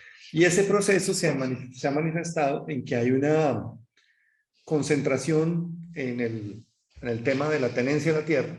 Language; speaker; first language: Spanish; native; Spanish